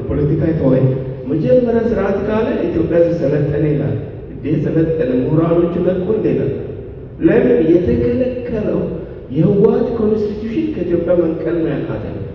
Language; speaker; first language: Amharic; non-native, local second language; Sidamo